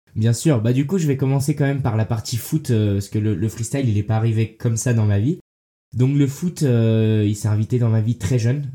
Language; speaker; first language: French; early bilingual, heritage; French